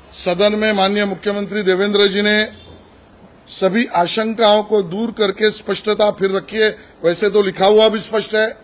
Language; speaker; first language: Hindi; non-native, local second language; Marathi